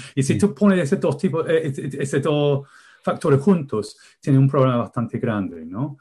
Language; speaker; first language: Spanish; non-native, fluent; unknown